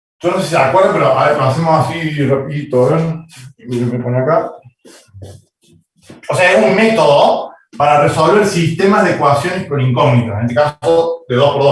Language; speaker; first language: Spanish; native; Spanish